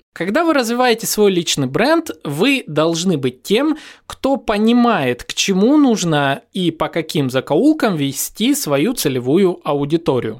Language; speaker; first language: Russian; native; Russian